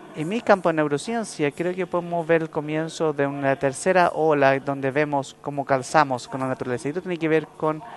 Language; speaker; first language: Spanish; non-native, fluent; English